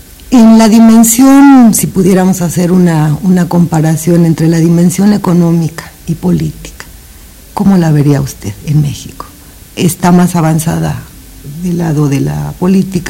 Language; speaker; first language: Spanish; native; Spanish